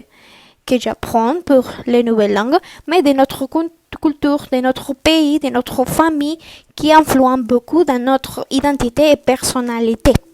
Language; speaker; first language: French; non-native, learner; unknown